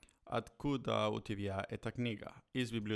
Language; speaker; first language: Russian; non-native, learner; Spanish